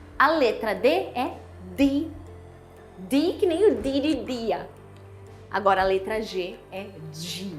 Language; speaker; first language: Portuguese; native; Portuguese